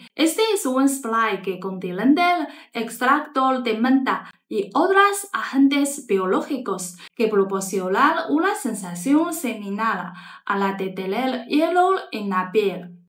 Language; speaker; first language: Spanish; non-native, fluent; Chinese